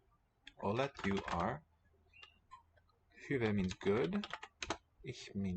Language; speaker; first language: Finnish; non-native, learner; English